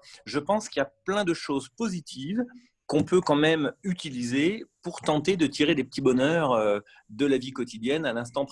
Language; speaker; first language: French; native; French